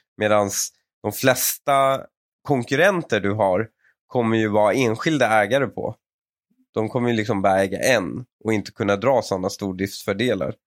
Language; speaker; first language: Swedish; early bilingual, other home language; Persian